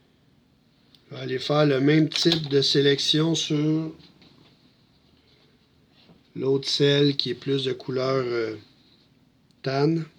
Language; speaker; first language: French; native; French